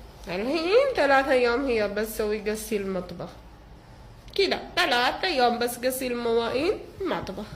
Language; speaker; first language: Arabic; non-native, learner; Amharic